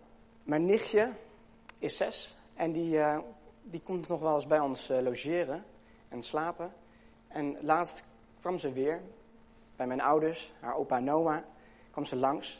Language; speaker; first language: Dutch; native; Dutch